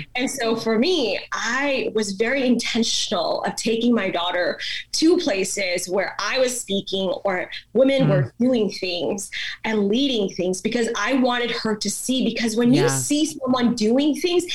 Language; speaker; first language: English; non-native, local second language; Malayalam